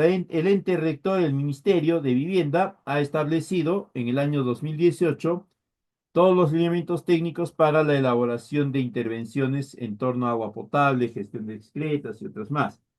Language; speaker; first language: Spanish; native; Spanish